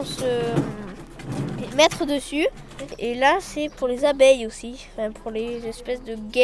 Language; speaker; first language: French; native; French